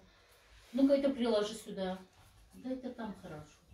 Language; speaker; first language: Russian; non-native, learner; Azerbaijani